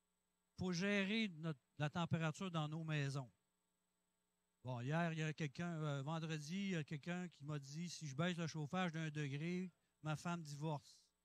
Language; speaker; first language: French; native; French